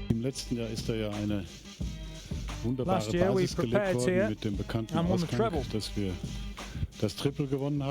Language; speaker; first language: German; native; German